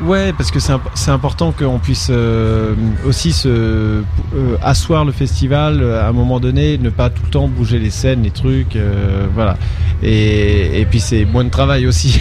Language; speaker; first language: French; native; French